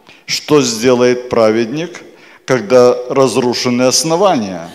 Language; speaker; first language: Polish; non-native, learner; Russian